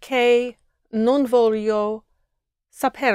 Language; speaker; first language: Italian; non-native, learner; English